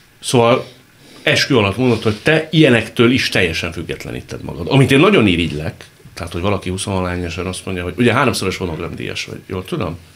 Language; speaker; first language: Hungarian; native; Hungarian